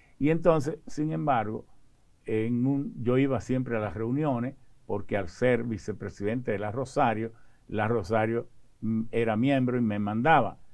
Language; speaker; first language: Spanish; early bilingual, other home language; French